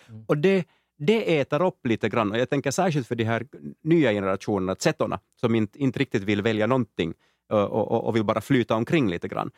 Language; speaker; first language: Swedish; native; Swedish